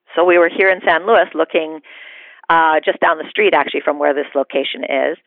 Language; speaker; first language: English; native; English